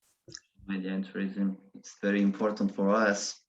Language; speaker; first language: English; non-native, learner; Turkish